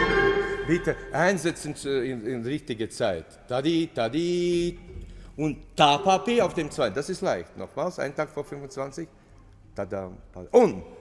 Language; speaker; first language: German; non-native, fluent; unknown